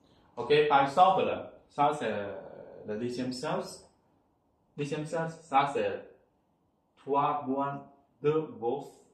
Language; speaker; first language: French; non-native, fluent; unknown